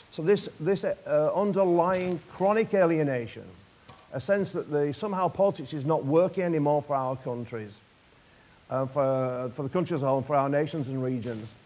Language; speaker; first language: English; native; English